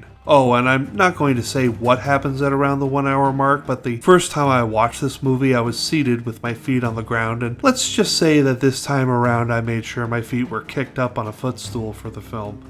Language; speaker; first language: English; native; English